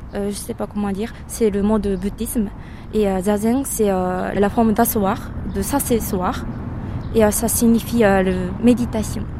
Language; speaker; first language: French; non-native, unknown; Japanese